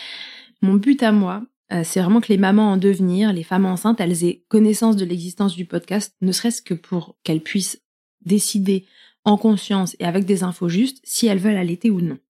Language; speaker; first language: French; native; French